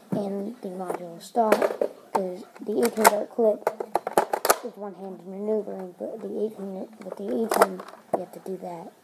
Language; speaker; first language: English; native; English